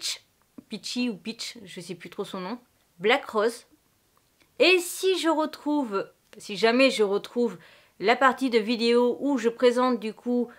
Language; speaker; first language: French; native; French